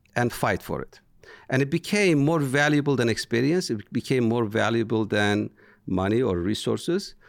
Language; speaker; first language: English; non-native, fluent; Turkish